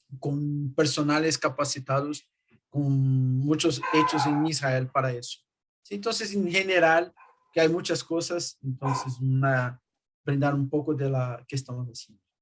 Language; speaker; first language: Spanish; non-native, fluent; Portuguese